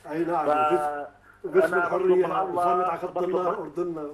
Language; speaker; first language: Arabic; native; Arabic